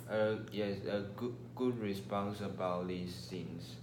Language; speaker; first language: English; non-native, learner; Chinese